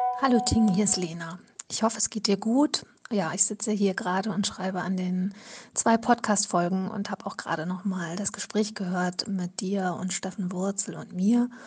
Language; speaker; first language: German; native; German